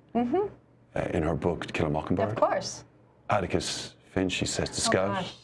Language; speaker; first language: English; native; English